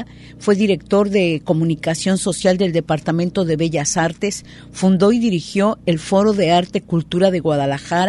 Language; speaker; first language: Spanish; native; Spanish